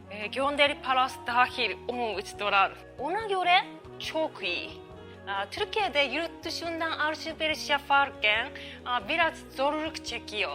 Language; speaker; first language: Turkish; non-native, learner; Japanese